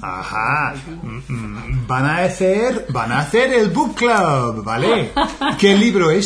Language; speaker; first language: Spanish; non-native, fluent; English